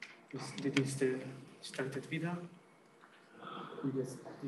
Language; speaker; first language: German; non-native, learner; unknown